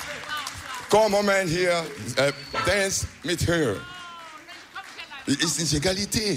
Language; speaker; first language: English; non-native, learner; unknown